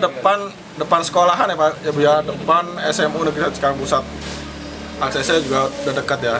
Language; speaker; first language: Indonesian; native; Indonesian